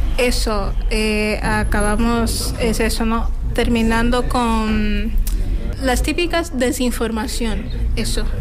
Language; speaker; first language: Spanish; non-native, fluent; Portuguese